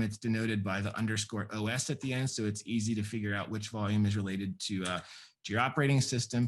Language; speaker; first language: English; native; English